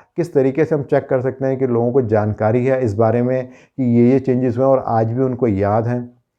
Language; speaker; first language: Hindi; native; Hindi